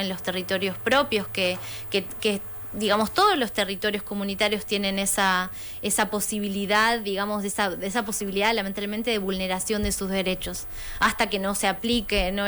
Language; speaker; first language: Spanish; native; Spanish